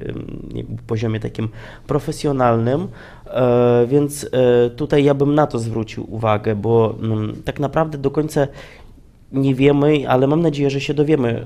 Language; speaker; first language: Polish; non-native, fluent; Ukrainian